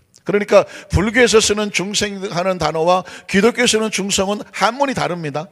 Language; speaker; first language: Korean; native; Korean